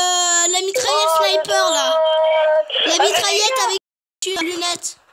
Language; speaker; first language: French; native; French